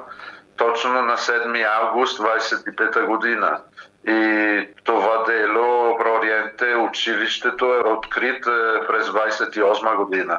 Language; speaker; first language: Bulgarian; non-native, fluent; Italian